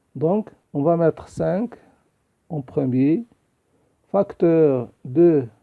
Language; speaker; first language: French; non-native, local second language; Arabic